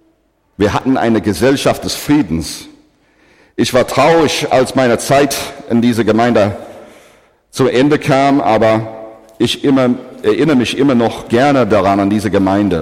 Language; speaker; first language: German; non-native, fluent; English